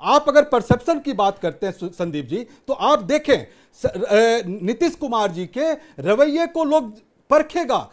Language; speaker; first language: Hindi; native; Hindi